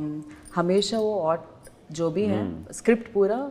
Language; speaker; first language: Hindi; non-native, local second language; Telugu